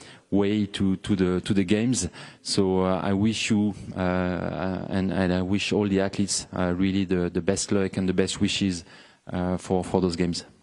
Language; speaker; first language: English; non-native, fluent; French